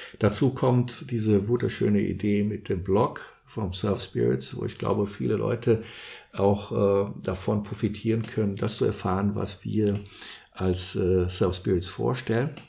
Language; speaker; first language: German; non-native, fluent; Portuguese